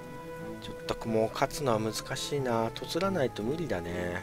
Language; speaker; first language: Japanese; native; Japanese